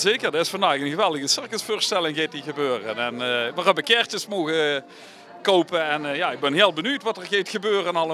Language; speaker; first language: Dutch; native; Dutch